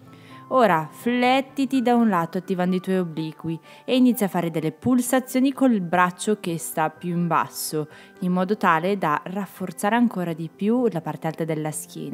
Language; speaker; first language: Italian; native; Italian